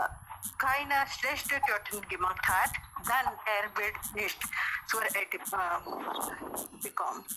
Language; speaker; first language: German; non-native, learner; Hindi